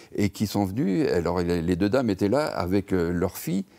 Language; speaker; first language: French; native; French